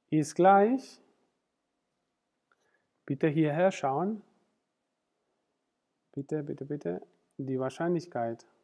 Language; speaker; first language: German; non-native, fluent; Spanish